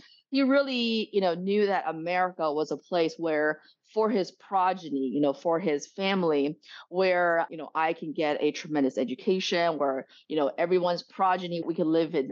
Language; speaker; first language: English; early bilingual, other home language; Chinese